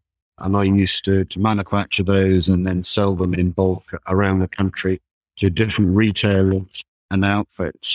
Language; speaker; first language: English; native; English